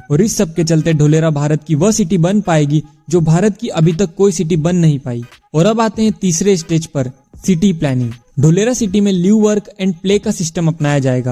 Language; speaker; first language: Hindi; native; Hindi